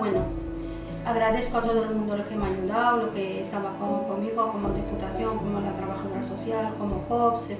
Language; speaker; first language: Spanish; non-native, local second language; Arabic